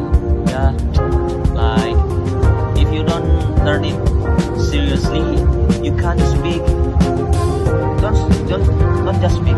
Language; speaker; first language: English; non-native, learner; Indonesian